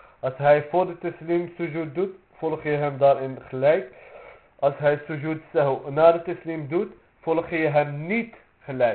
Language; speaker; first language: Dutch; early bilingual, other home language; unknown